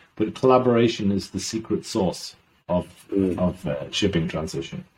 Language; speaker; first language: English; native; English